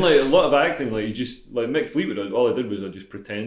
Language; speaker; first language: English; native; English